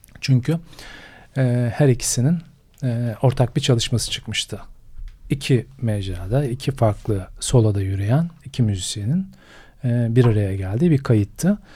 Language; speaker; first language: Turkish; native; Turkish